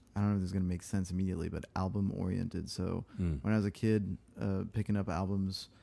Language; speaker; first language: English; early bilingual, other home language; French